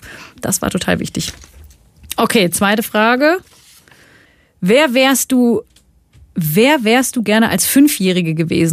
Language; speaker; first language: German; native; German